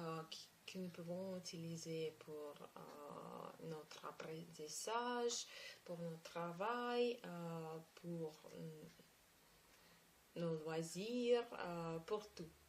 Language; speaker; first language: French; non-native, learner; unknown